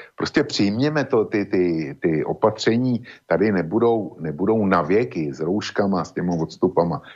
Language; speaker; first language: Czech; native; Czech